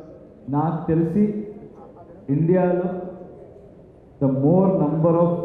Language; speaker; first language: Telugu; non-native, learner; Kannada